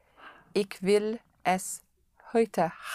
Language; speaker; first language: German; non-native, learner; English